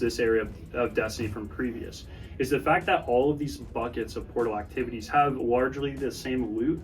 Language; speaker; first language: English; native; English